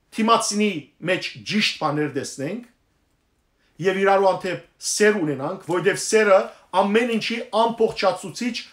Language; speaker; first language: Armenian; early bilingual, heritage; Armenian